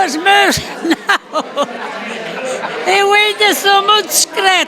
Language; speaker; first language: Portuguese; early bilingual, heritage; Portuguese